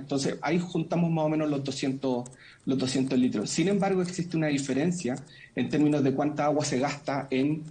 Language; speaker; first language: Spanish; native; Spanish